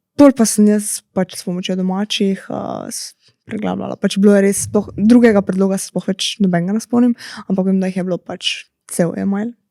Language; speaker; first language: Slovenian; native; Slovenian